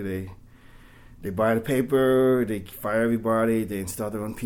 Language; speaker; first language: English; native; English